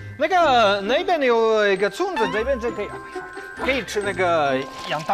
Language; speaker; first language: Chinese; non-native, learner; English